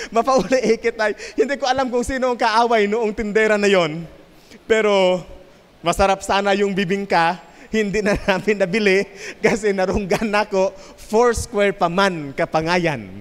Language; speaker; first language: Filipino; non-native, local second language; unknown